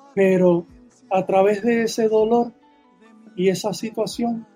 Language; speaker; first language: Spanish; early bilingual, heritage; Spanish